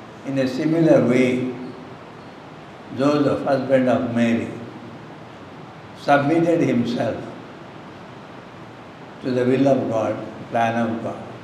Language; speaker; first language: English; non-native, local second language; Telugu